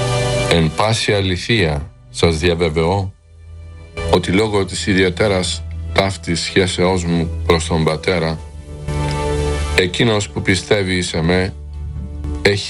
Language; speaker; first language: Greek; native; Greek